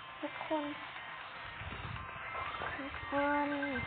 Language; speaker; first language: Thai; native; Thai